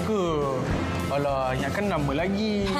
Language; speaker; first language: Malay; native; Malay